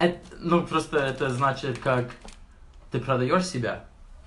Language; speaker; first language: Russian; non-native, learner; English